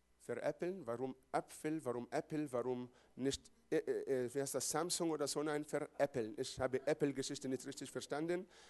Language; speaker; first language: German; non-native, fluent; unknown